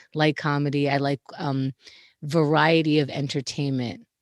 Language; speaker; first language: English; native; English